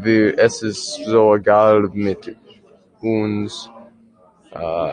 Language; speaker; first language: German; non-native, learner; English